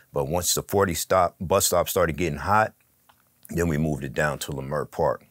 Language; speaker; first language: English; native; English